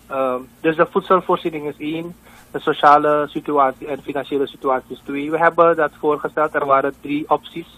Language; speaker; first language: Dutch; native; Dutch